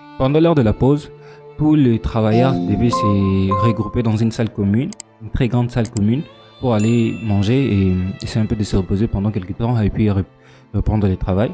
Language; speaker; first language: French; non-native, local second language; Lingala